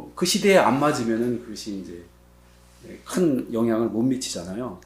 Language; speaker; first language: Korean; native; Korean